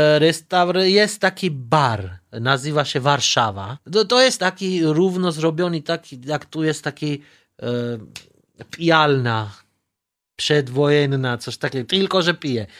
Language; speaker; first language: Polish; non-native, learner; Georgian